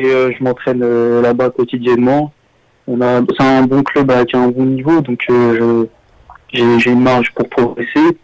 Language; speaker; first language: French; early bilingual, other home language; Armenian